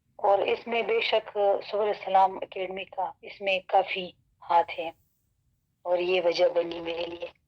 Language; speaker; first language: Urdu; non-native, local second language; Pashto